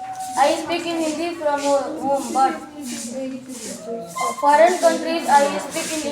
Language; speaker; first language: English; non-native, learner; Hindi